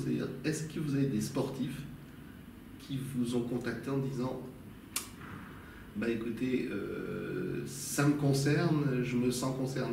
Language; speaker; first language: French; native; French